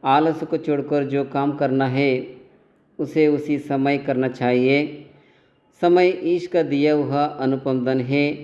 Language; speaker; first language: Hindi; non-native, local second language; Kannada